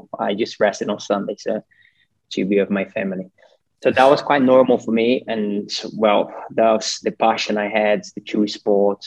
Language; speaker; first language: English; non-native, fluent; Portuguese